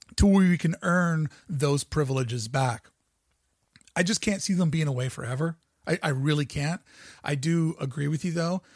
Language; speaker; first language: English; native; English